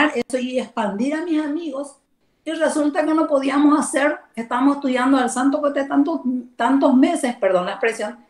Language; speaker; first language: Spanish; native; Spanish